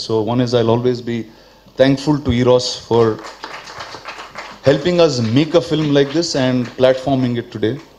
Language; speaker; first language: Tamil; non-native, local second language; Telugu